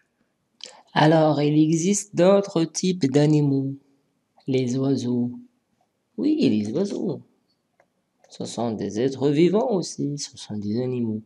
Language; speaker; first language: French; non-native, local second language; Arabic